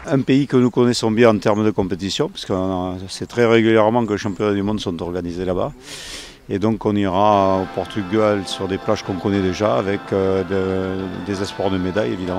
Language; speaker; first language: French; native; French